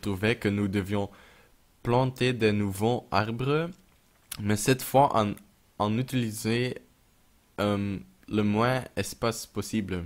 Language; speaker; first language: French; non-native, local second language; Dutch